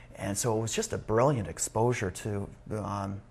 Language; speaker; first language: English; native; English